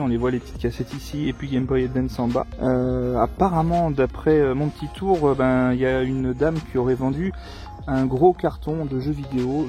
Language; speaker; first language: French; native; French